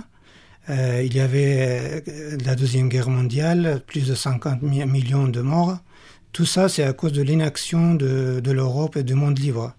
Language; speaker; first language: French; non-native, fluent; Kurdish